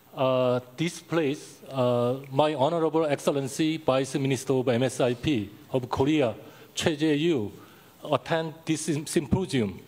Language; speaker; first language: English; non-native, learner; Korean